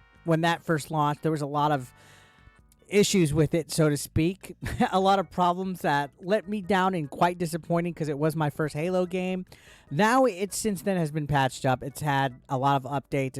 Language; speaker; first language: English; native; English